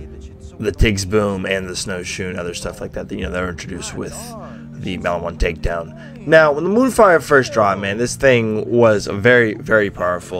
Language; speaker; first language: English; native; English